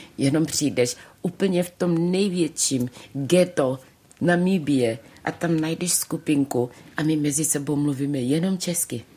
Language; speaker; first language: Czech; early bilingual, other home language; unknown